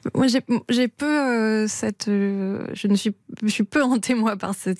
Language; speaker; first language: French; native; French